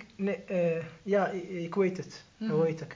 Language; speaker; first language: Dutch; non-native, learner; Arabic